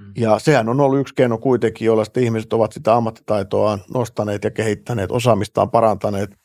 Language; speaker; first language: Finnish; native; Finnish